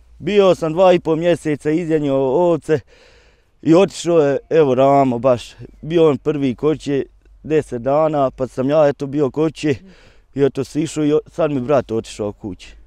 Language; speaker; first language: Croatian; native; Croatian